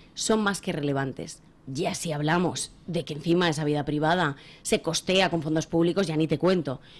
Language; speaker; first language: Spanish; native; Spanish